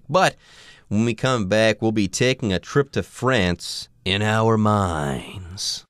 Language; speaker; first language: English; native; English